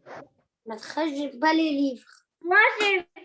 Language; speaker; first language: French; non-native, learner; Arabic